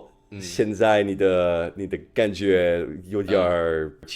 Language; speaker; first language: Chinese; non-native, fluent; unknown